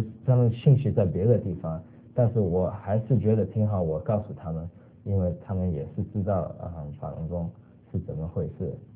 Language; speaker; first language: Chinese; early bilingual, other home language; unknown